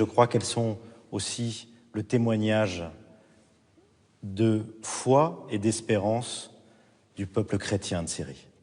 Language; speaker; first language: French; native; French